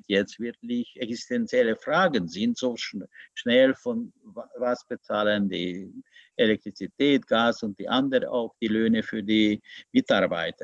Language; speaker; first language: German; non-native, learner; Hungarian